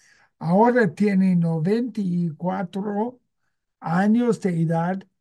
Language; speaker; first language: Spanish; non-native, fluent; English